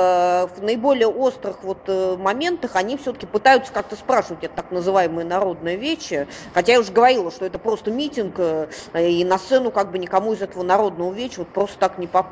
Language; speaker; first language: Russian; native; Russian